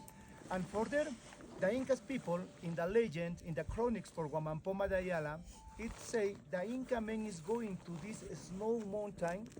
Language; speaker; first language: English; non-native, learner; Spanish